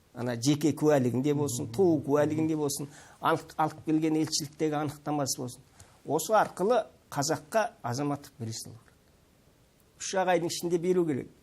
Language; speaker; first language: Kazakh; early bilingual, heritage; Kazakh